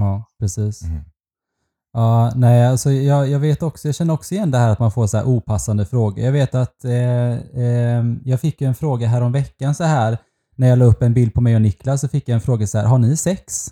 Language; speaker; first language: Swedish; native; Swedish